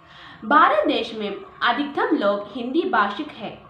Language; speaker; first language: Hindi; non-native, local second language; Malayalam